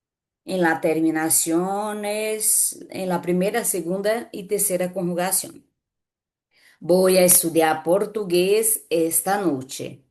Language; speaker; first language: Spanish; non-native, fluent; Portuguese